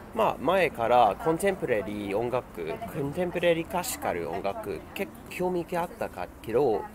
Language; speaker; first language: Japanese; non-native, fluent; English